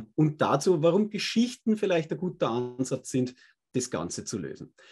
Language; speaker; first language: German; native; German